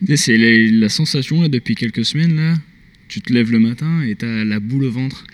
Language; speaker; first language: French; native; French